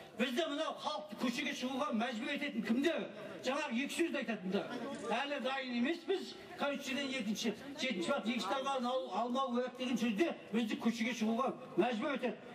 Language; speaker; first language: Kazakh; native; Kazakh